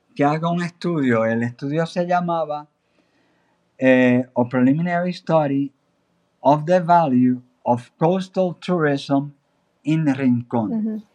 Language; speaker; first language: Spanish; native; Spanish